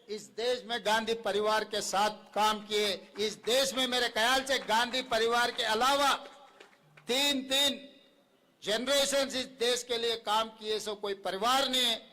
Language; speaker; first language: Hindi; non-native, local second language; Telugu